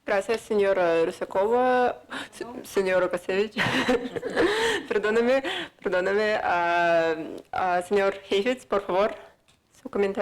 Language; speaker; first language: Spanish; non-native, fluent; Russian